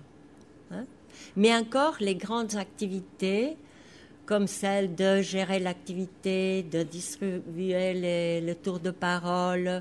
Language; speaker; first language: French; non-native, fluent; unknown